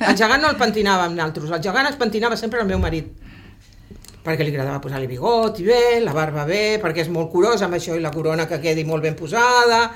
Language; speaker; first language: Catalan; native; Catalan